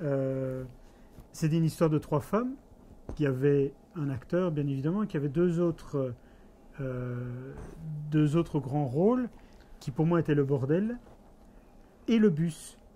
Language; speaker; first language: French; native; French